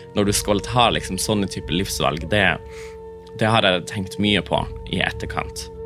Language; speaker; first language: Norwegian; non-native, local second language; Northern Sami